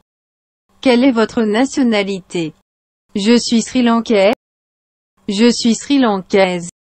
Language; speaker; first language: French; non-native, fluent; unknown